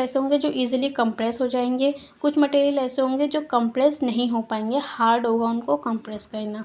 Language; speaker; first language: Hindi; native; Hindi